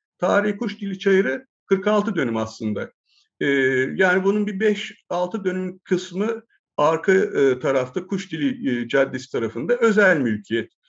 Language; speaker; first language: Turkish; native; Turkish